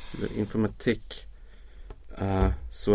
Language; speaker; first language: French; non-native, learner; Swedish